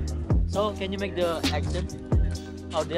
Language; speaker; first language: English; non-native, learner; Indonesian